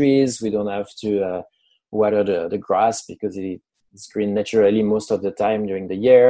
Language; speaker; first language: English; non-native, fluent; French